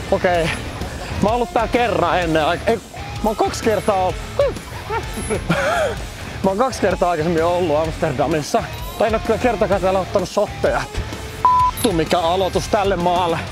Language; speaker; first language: Finnish; native; Finnish